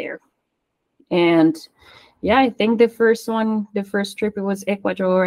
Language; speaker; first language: English; non-native, fluent; Spanish